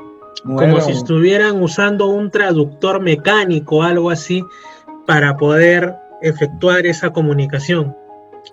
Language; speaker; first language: Spanish; native; Spanish